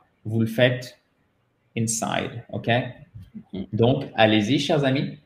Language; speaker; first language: French; native; French